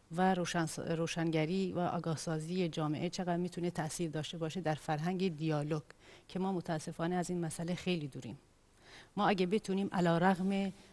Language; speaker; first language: Persian; non-native, local second language; Kurdish